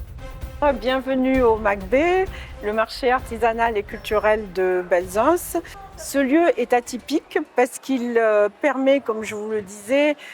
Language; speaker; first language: French; native; French